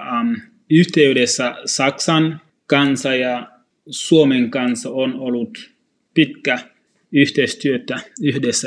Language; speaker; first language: Finnish; non-native, fluent; Swahili